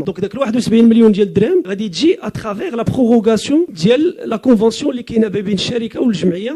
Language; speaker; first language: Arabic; native; Arabic